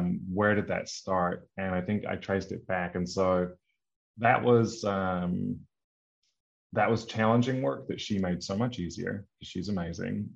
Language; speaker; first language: English; native; English